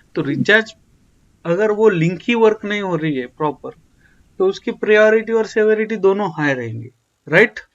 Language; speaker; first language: Hindi; non-native, local second language; Marathi